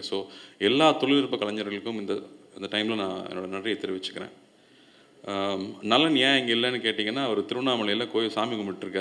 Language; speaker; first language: Tamil; native; Tamil